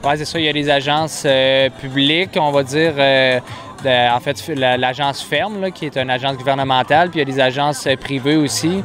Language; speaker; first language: French; native; French